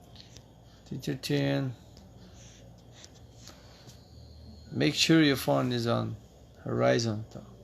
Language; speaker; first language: English; non-native, fluent; Portuguese